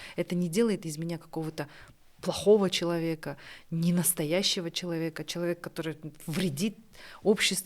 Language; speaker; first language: Russian; non-native, local second language; Kazakh